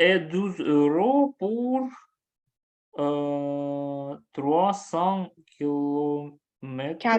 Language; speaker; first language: French; non-native, learner; Russian